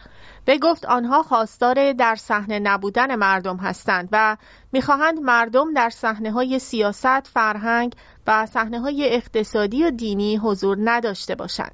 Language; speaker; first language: Persian; native; Persian